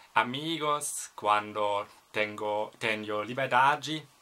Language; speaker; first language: Portuguese; non-native, fluent; German